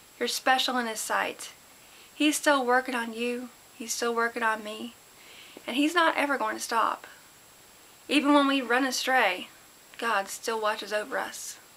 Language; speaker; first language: English; native; English